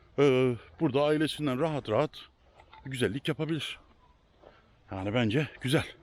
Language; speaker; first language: Turkish; early bilingual, heritage; Turkish